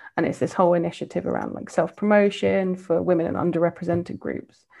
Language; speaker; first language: English; native; English